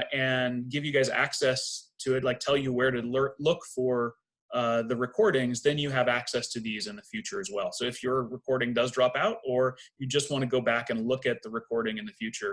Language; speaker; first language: English; native; English